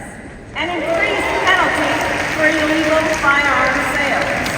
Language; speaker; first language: English; native; English